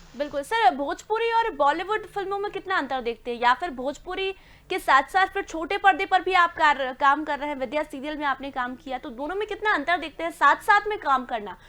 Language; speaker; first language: Hindi; native; Hindi